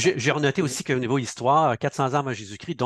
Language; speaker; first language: French; native; French